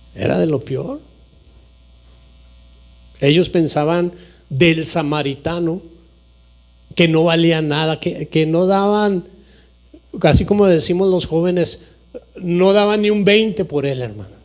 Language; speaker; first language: Spanish; native; Spanish